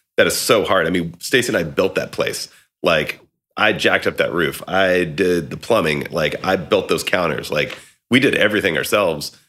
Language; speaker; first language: English; native; English